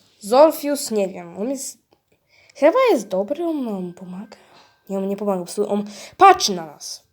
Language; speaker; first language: Polish; early bilingual, heritage; Polish